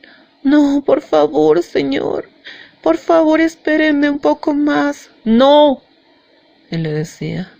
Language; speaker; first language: Spanish; native; Spanish